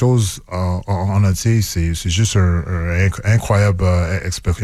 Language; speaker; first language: French; non-native, local second language; English